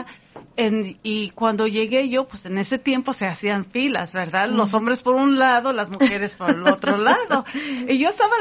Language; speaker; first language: Spanish; early bilingual, heritage; Spanish